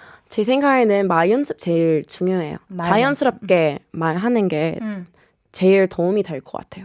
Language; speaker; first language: Korean; non-native, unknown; English